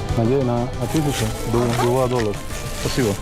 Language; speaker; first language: Russian; non-native, learner; Spanish